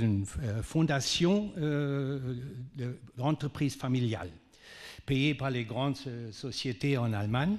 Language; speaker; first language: French; non-native, fluent; German